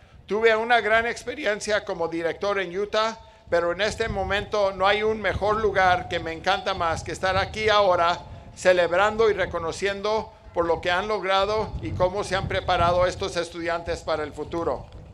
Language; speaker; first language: Spanish; native; Spanish